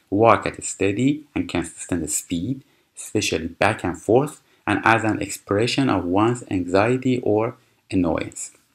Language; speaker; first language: English; non-native, fluent; Persian